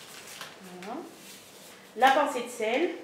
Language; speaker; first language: French; native; French